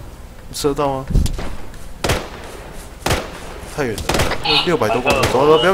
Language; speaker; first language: Chinese; native; Chinese